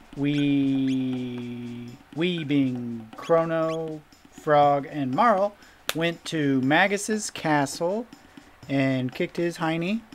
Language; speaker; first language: English; native; English